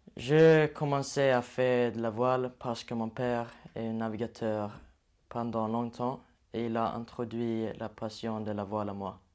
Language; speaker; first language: French; non-native, learner; Swedish